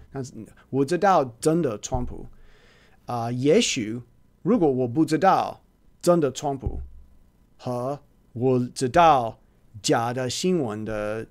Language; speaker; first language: Chinese; non-native, learner; English